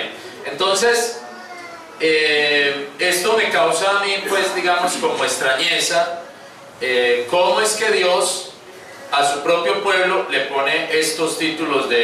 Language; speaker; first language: Spanish; native; Spanish